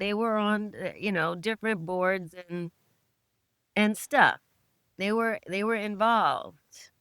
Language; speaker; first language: English; native; English